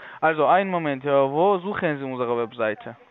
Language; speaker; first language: German; non-native, fluent; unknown